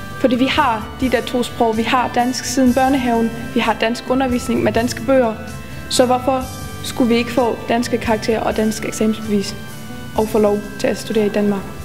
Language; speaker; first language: Danish; non-native, local second language; German